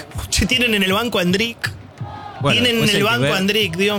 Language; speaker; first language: Spanish; native; Spanish